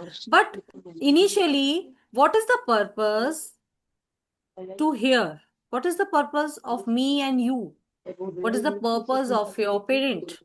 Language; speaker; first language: English; non-native, learner; Hindi